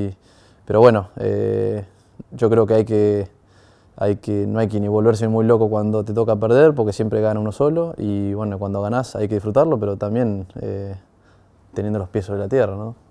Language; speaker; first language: Spanish; native; Spanish